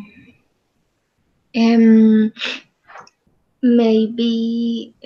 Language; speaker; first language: English; non-native, learner; Spanish